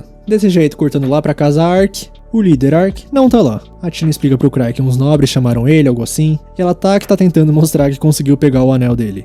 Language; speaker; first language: Portuguese; native; Portuguese